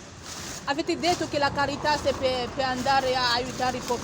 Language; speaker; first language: Italian; non-native, learner; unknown